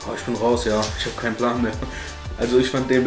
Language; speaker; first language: German; native; German